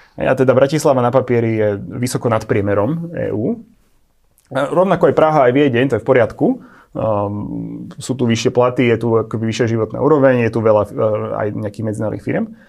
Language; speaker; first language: Slovak; native; Slovak